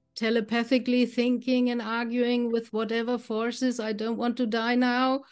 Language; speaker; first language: English; non-native, fluent; German